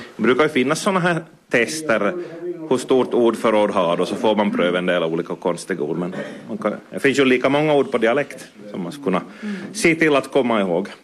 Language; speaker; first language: Swedish; native; Swedish